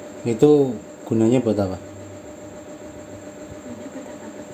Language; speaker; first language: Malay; non-native, local second language; Javanese